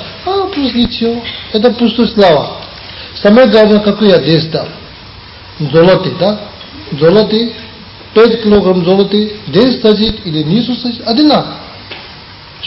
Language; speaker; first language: Russian; non-native, learner; Tibetan